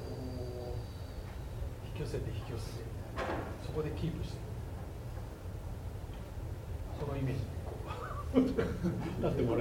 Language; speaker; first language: Japanese; native; Japanese